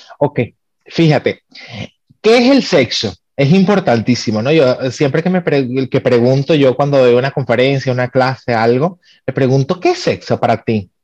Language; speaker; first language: Spanish; native; Spanish